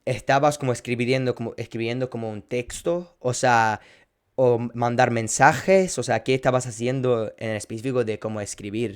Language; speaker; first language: Spanish; non-native, fluent; English